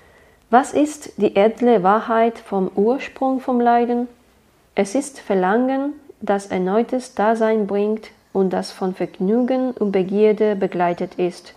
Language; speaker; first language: German; non-native, fluent; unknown